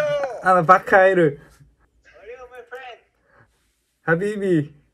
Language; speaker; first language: Arabic; non-native, learner; Korean